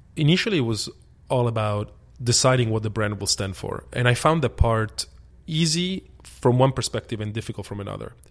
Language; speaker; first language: English; early bilingual, other home language; Italian